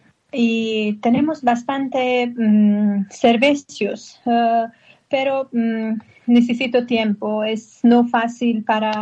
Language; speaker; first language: Spanish; non-native, learner; Persian